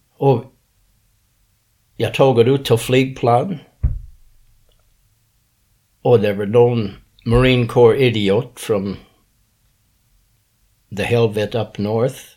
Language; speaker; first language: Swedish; early bilingual, heritage; English